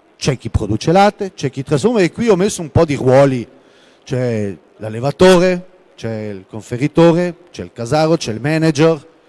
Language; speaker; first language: Italian; non-native, local second language; German